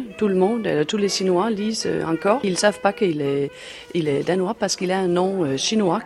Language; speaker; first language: French; non-native, learner; Danish